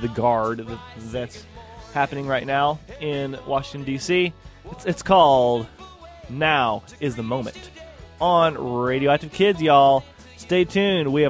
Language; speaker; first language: English; native; English